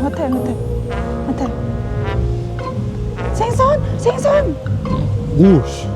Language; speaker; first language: Korean; non-native, learner; Vietnamese